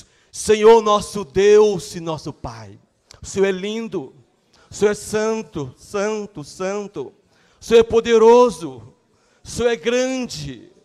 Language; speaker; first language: Portuguese; native; Portuguese